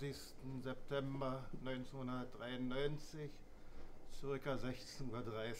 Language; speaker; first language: German; native; German